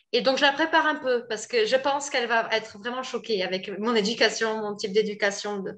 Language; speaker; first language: French; native; French